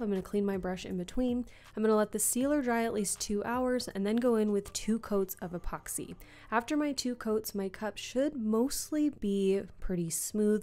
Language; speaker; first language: English; native; English